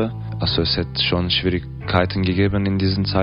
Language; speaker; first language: German; non-native, learner; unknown